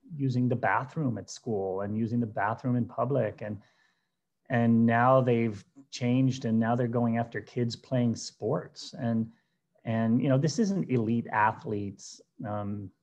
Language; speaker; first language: English; native; English